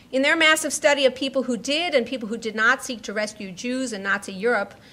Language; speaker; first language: English; native; English